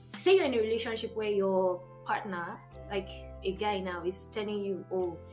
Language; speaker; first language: English; non-native, local second language; Yoruba